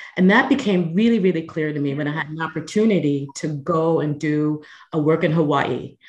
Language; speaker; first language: English; native; English